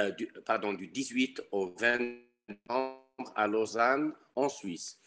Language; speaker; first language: French; non-native, local second language; Arabic